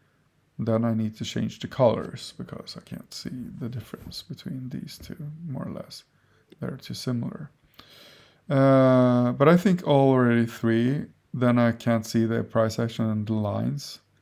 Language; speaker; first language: English; non-native, fluent; Swedish